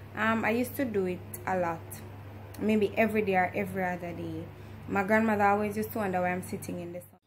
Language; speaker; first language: English; native; English